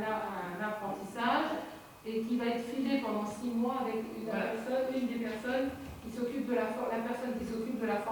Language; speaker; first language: French; native; French